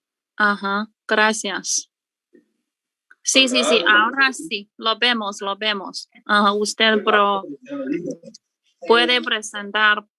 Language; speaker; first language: Spanish; non-native, learner; Chinese